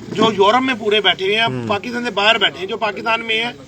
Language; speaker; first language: Urdu; non-native, local second language; Punjabi